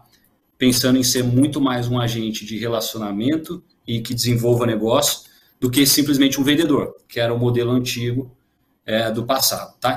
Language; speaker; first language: Portuguese; native; Portuguese